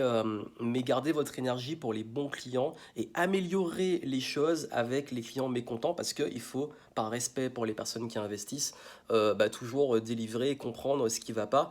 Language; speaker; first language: French; native; French